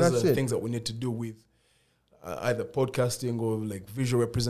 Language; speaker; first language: English; non-native, local second language; Ganda